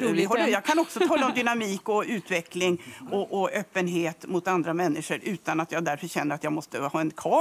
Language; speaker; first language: Swedish; native; Swedish